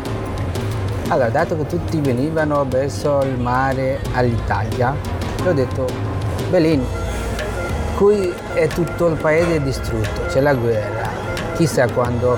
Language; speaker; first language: Italian; non-native, fluent; Bangla